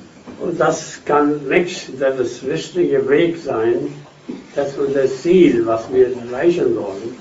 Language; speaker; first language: German; non-native, fluent; Hindi